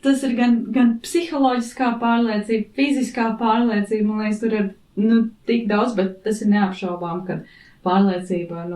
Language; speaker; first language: Latvian; native; Latvian